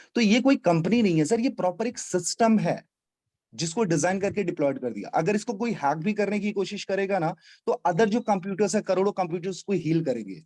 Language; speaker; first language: Hindi; native; Hindi